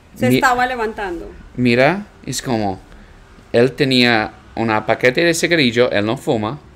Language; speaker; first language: Spanish; non-native, learner; English